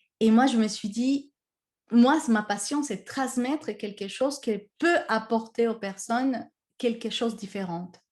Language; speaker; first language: French; non-native, fluent; Spanish